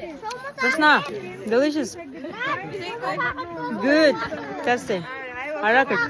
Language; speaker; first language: English; non-native, learner; Kazakh